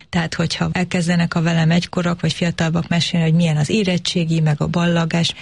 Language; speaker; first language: Hungarian; early bilingual, heritage; Hungarian